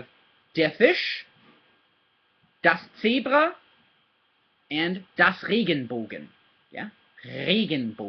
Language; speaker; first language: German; non-native, learner; English